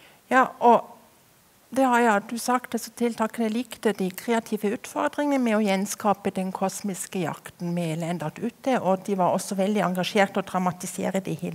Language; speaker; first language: Norwegian; non-native, fluent; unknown